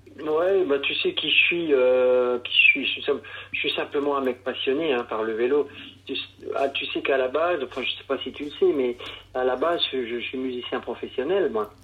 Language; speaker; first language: French; native; French